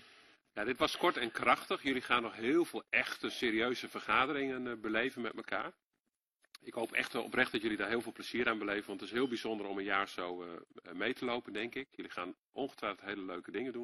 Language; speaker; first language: Dutch; native; Dutch